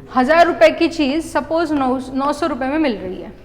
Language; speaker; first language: Hindi; non-native, local second language; Marathi